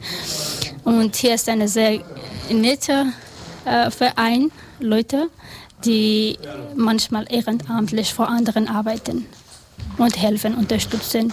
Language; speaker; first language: German; non-native, learner; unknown